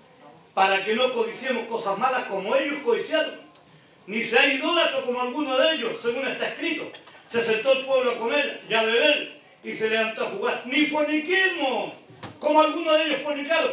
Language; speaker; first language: Spanish; native; Spanish